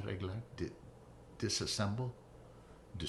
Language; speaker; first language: Spanish; non-native, fluent; English